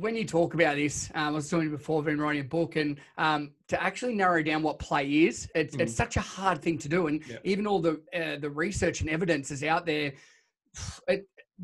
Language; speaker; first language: English; native; English